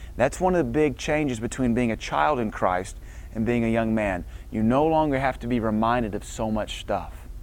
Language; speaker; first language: English; native; English